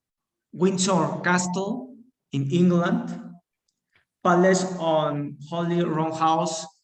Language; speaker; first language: English; non-native, learner; Spanish